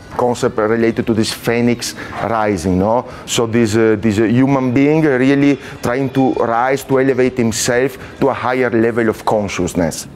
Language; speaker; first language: English; non-native, fluent; Italian